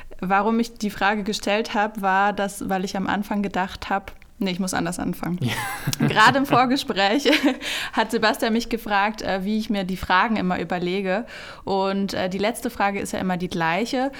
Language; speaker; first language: German; native; German